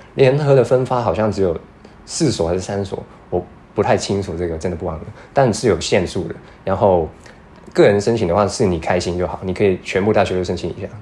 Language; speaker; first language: Chinese; non-native, fluent; Cantonese